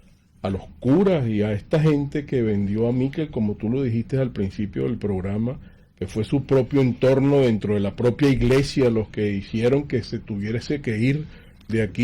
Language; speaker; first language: Spanish; native; Spanish